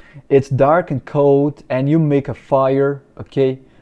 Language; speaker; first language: English; non-native, fluent; Portuguese